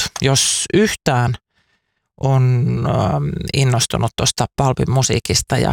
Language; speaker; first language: Finnish; native; Finnish